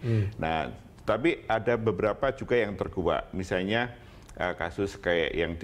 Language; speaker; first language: Indonesian; native; Indonesian